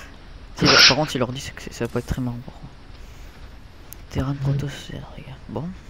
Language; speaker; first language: French; native; French